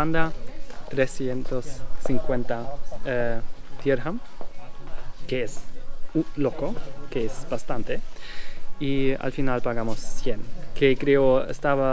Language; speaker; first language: Spanish; non-native, learner; German